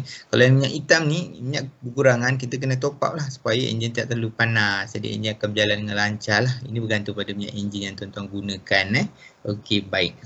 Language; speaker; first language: Malay; native; Malay